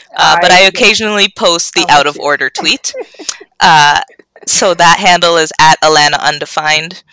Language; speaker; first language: English; native; English